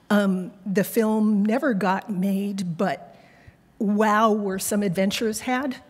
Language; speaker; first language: English; native; English